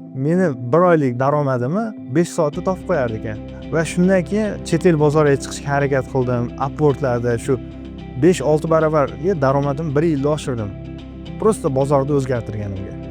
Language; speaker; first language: Uzbek; native; Uzbek